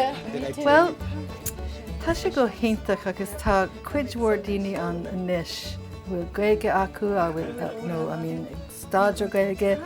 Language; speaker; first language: Irish; non-native, fluent; English